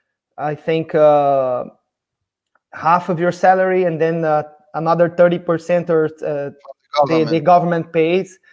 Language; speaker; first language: English; non-native, fluent; Portuguese